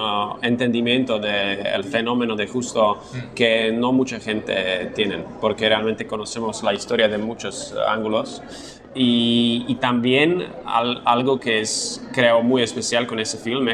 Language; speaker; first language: Spanish; non-native, fluent; Slovak